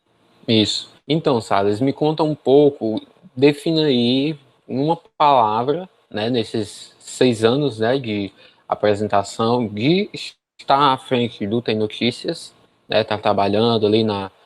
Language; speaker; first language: Portuguese; native; Portuguese